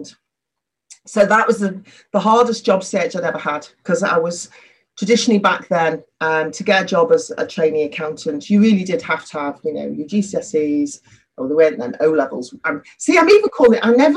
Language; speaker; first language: English; native; English